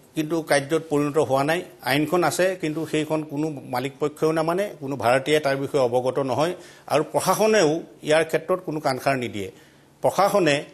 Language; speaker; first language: Assamese; native; Assamese